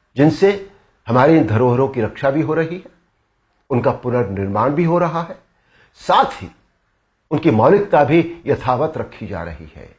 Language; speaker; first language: Hindi; native; Hindi